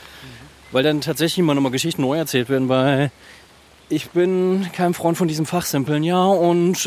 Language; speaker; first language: German; native; German